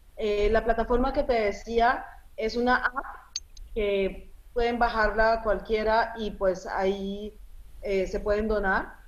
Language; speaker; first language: Spanish; early bilingual, other home language; Arabic